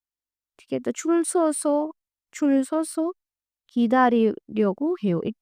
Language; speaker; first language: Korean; non-native, learner; Hindi